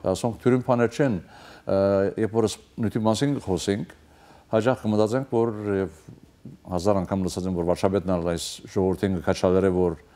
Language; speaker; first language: Armenian; early bilingual, heritage; Armenian